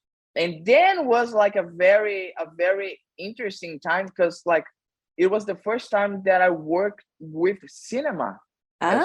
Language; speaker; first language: English; non-native, fluent; Portuguese